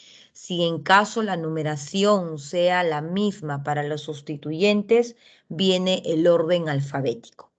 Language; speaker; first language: Spanish; native; Spanish